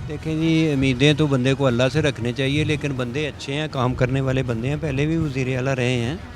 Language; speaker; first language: Urdu; non-native, local second language; Punjabi